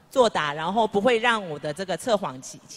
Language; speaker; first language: Chinese; native; Chinese